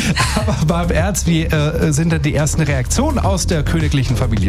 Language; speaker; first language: German; native; German